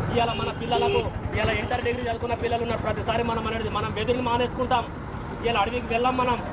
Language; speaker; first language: Telugu; non-native, local second language; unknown